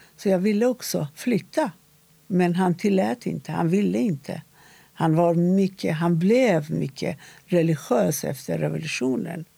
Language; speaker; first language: Swedish; non-native, fluent; Persian